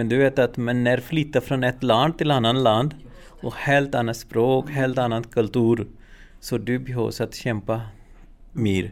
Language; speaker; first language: Swedish; non-native, fluent; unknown